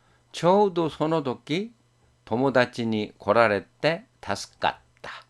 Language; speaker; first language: Japanese; non-native, fluent; Korean